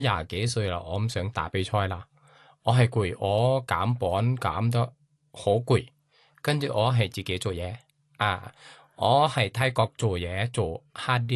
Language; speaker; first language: Cantonese; non-native, fluent; Thai